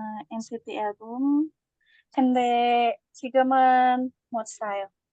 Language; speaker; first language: Korean; non-native, learner; Indonesian